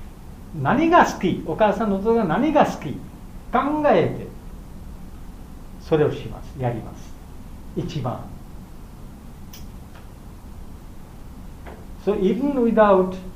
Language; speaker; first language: Japanese; non-native, learner; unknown